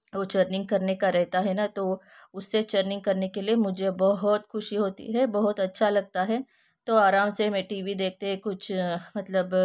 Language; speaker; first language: Hindi; non-native, local second language; Kannada